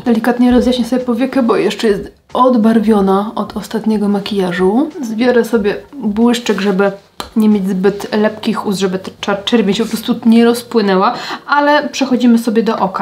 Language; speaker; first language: Polish; native; Polish